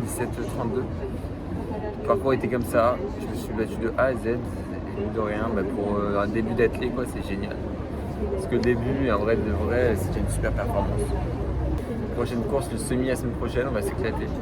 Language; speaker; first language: French; native; French